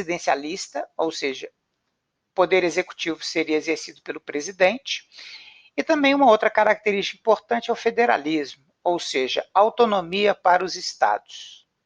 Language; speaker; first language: Portuguese; native; Portuguese